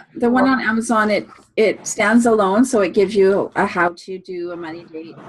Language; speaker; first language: English; native; English